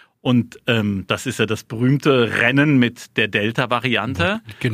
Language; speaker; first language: German; native; German